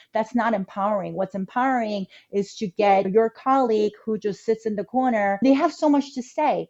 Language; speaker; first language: English; early bilingual, other home language; Korean